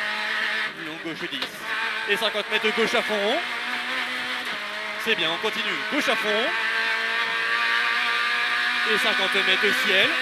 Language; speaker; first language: French; native; French